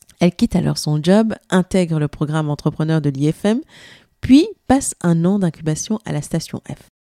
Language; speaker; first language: French; native; French